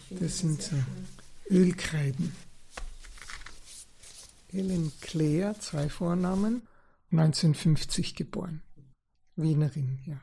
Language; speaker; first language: German; early bilingual, other home language; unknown